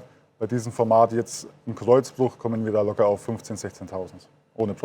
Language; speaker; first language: German; native; German